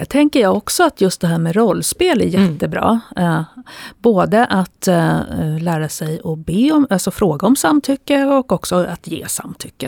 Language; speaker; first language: Swedish; native; Swedish